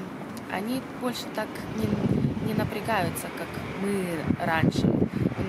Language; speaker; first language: Russian; early bilingual, heritage; Russian